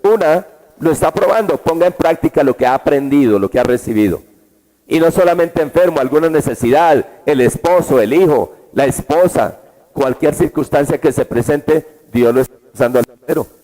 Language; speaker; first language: Spanish; native; Spanish